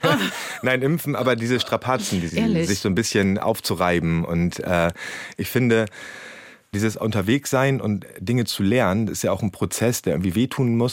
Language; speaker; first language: German; native; German